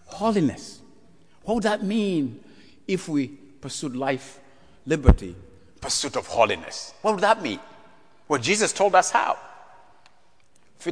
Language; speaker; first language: English; non-native, local second language; Ganda